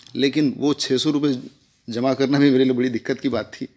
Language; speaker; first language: Hindi; non-native, local second language; Marathi